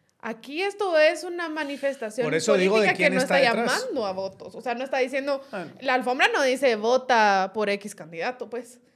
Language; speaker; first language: Spanish; native; Spanish